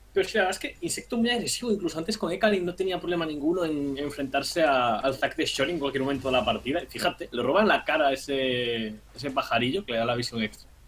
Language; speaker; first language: Spanish; native; Spanish